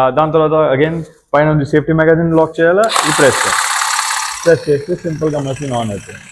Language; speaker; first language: Telugu; non-native, learner; Gujarati